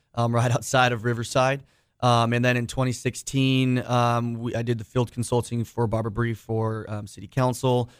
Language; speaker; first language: English; native; English